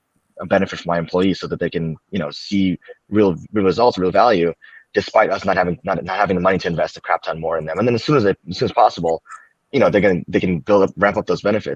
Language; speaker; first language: English; native; English